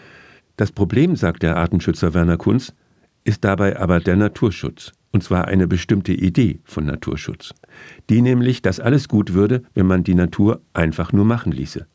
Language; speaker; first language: German; native; German